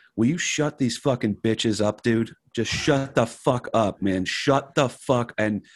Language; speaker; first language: English; native; English